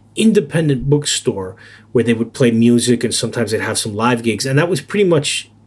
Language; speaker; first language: English; native; English